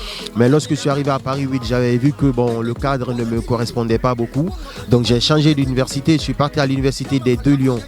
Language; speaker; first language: French; non-native, local second language; Fula